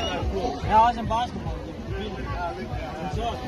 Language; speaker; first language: Danish; non-native, learner; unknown